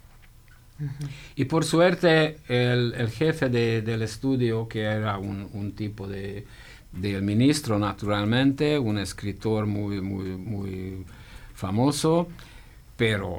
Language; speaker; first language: Spanish; non-native, fluent; Hungarian